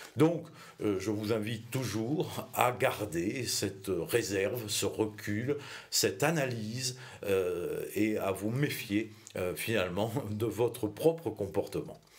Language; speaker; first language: French; native; French